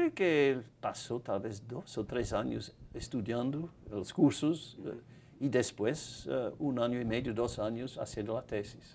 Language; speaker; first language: Spanish; non-native, fluent; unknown